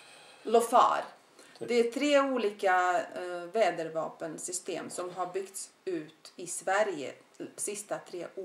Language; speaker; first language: Swedish; non-native, fluent; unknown